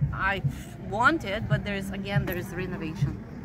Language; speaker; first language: English; non-native, fluent; Russian